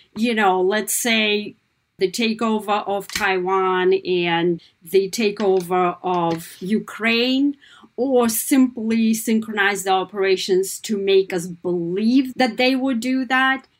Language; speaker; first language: English; non-native, fluent; Kazakh